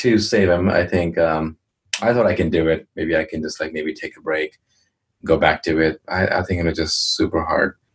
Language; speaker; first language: English; non-native, local second language; Hindi